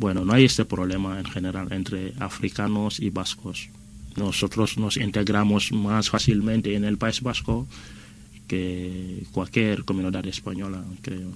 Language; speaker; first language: Spanish; non-native, fluent; Wolof